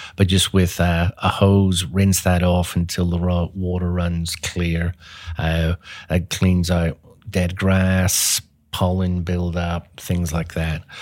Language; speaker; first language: English; native; English